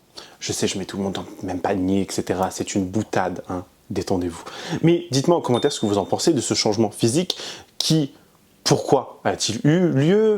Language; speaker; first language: French; native; French